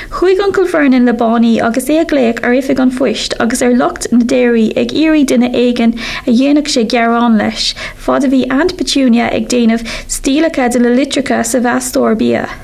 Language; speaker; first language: Irish; non-native, local second language; English